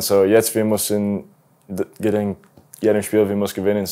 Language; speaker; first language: German; non-native, learner; English